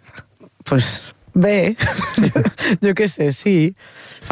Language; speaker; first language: Catalan; non-native, learner; Spanish